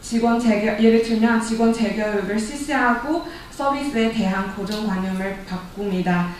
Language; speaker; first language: Korean; non-native, fluent; Chinese